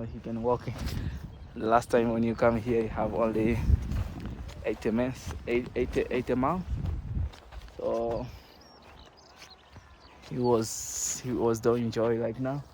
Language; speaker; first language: English; non-native, learner; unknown